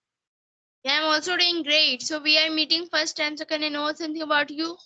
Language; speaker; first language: English; non-native, learner; Hindi